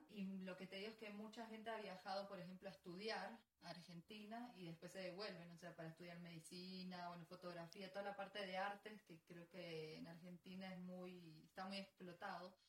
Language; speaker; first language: Spanish; native; Spanish